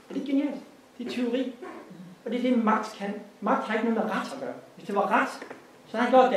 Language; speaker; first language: Danish; native; Danish